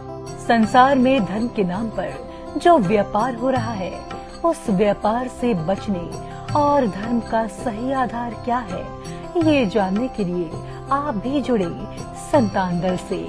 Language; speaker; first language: Hindi; native; Hindi